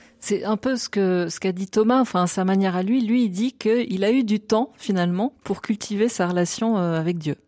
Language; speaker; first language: French; native; French